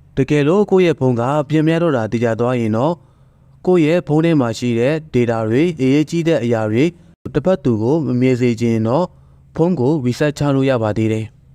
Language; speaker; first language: Burmese; native; Burmese